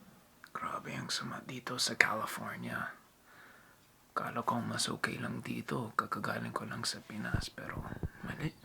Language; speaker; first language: Filipino; early bilingual, heritage; Filipino